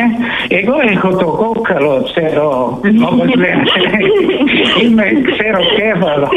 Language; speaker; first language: Greek; early bilingual, heritage; Greek